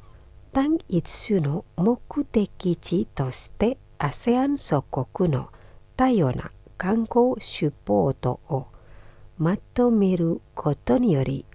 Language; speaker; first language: Japanese; non-native, fluent; Indonesian